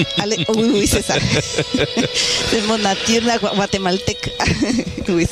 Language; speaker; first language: French; non-native, fluent; Spanish